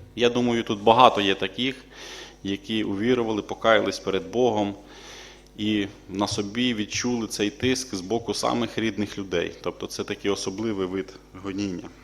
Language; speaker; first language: Ukrainian; native; Ukrainian